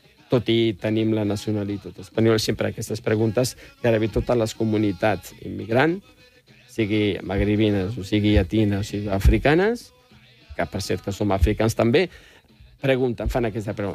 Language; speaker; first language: Catalan; non-native, fluent; Riffian